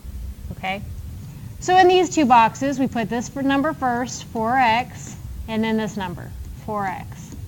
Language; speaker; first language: English; native; English